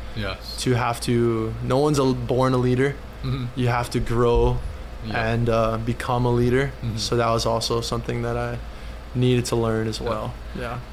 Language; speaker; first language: English; native; English